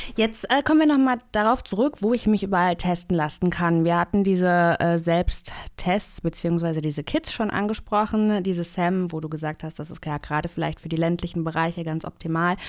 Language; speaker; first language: German; native; German